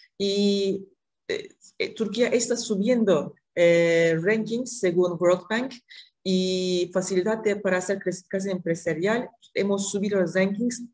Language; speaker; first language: Spanish; non-native, fluent; Turkish